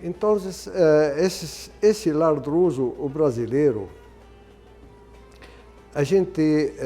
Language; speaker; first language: Portuguese; non-native, fluent; Arabic